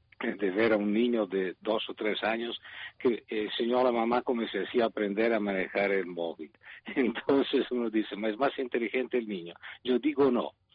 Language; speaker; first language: Spanish; non-native, fluent; Italian